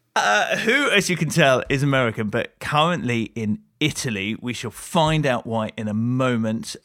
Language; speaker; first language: English; native; English